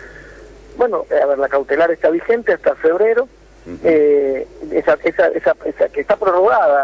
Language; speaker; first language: Spanish; native; Spanish